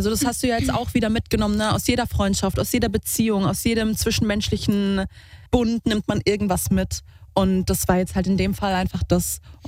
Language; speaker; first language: German; native; German